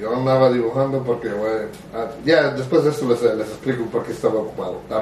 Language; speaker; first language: Spanish; early bilingual, other home language; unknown